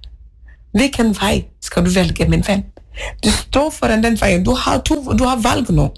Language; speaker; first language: Norwegian; non-native, fluent; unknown